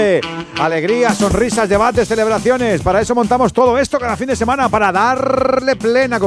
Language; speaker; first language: Spanish; native; Spanish